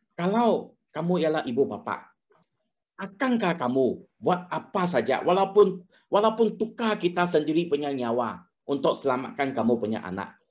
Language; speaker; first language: Malay; non-native, local second language; Chinese